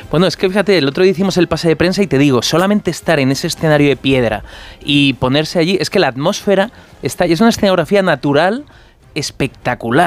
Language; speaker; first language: Spanish; native; Spanish